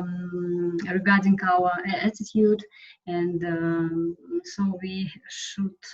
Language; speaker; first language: English; non-native, learner; Russian